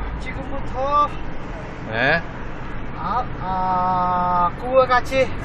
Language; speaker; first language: Korean; non-native, learner; Vietnamese